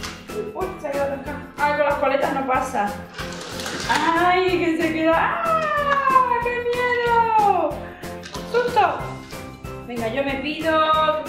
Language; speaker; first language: Spanish; native; Spanish